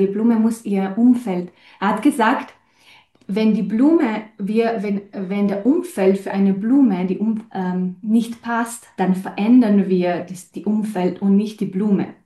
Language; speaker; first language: German; non-native, fluent; Romanian